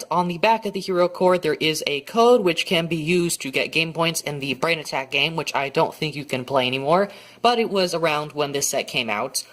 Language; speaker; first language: English; native; English